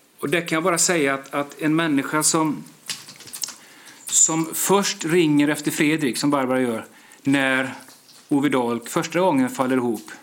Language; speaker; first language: Swedish; native; Swedish